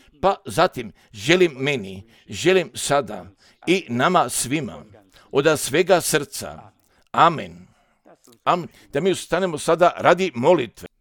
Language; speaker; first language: Croatian; early bilingual, heritage; Serbian